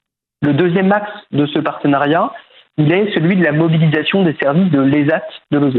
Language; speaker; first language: French; native; French